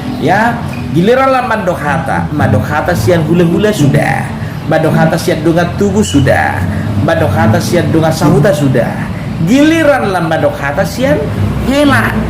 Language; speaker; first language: Indonesian; native; Indonesian